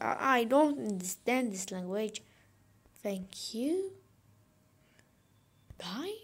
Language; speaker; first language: English; non-native, fluent; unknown